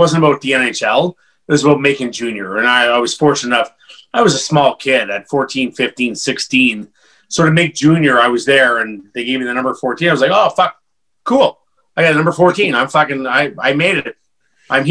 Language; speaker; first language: English; native; English